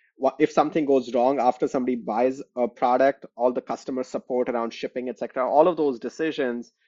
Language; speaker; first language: English; non-native, local second language; Hindi